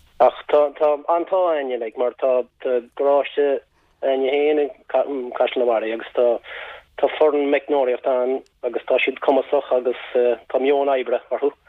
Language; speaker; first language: Irish; non-native, local second language; English